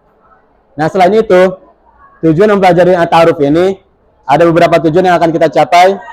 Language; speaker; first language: Indonesian; native; Indonesian